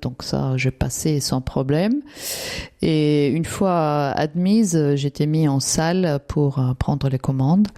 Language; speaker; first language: French; non-native, fluent; German